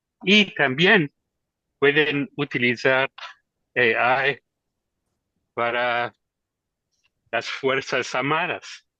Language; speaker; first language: Spanish; non-native, learner; English